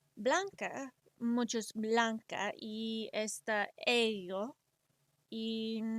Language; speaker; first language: Spanish; early bilingual, other home language; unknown